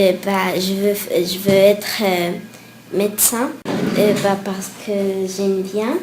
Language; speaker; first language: French; early bilingual, other home language; Spanish